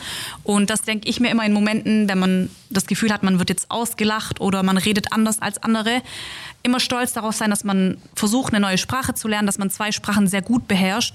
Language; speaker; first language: German; early bilingual, other home language; Turkish